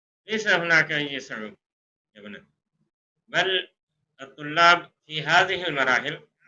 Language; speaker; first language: Arabic; non-native, fluent; Urdu